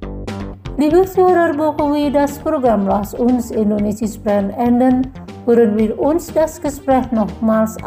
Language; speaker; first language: German; non-native, fluent; Indonesian